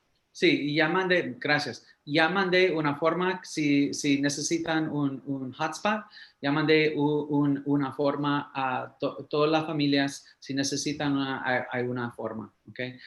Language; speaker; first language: Spanish; early bilingual, heritage; English